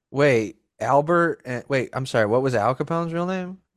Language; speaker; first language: English; early bilingual, other home language; Italian